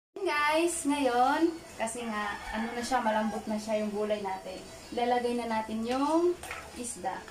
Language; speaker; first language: Filipino; non-native, local second language; Cebuano